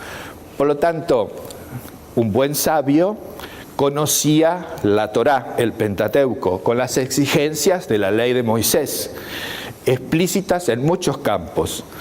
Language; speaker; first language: Spanish; native; Spanish